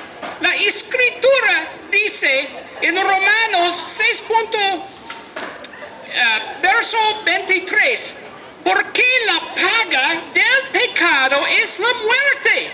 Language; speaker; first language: Spanish; non-native, learner; English